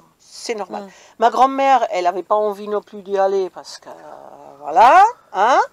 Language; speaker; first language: French; non-native, fluent; German